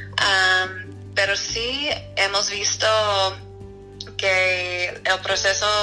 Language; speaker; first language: Spanish; non-native, fluent; English